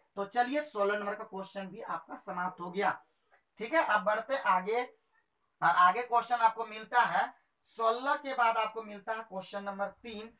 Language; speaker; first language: Hindi; native; Hindi